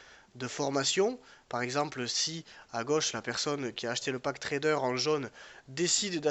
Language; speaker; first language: French; native; French